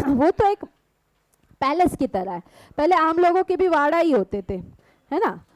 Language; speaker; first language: Hindi; non-native, local second language; Marathi